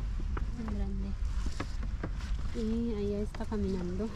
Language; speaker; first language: Spanish; non-native, learner; Filipino